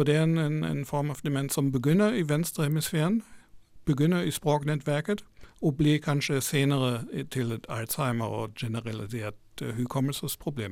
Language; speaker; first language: Norwegian; non-native, fluent; German